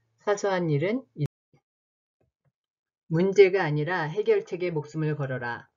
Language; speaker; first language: Korean; native; Korean